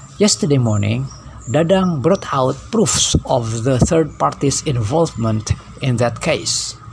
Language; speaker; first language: English; non-native, fluent; Indonesian